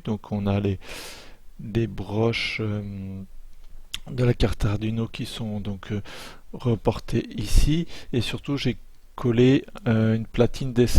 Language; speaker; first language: French; native; French